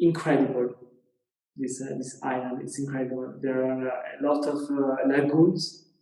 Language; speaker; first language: English; non-native, learner; Italian